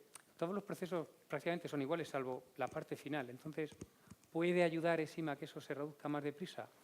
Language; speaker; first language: Spanish; native; Spanish